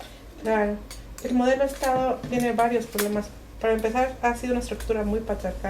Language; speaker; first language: Spanish; non-native, local second language; Mixtepec Mixtec